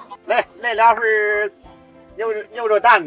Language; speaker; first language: Chinese; native; Chinese